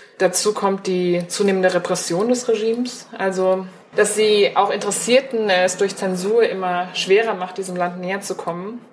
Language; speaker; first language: German; early bilingual, other home language; Chinese